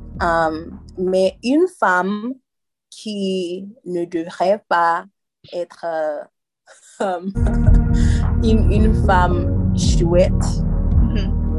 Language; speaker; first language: French; non-native, learner; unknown